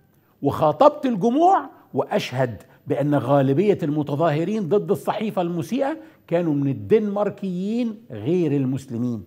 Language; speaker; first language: Arabic; native; Arabic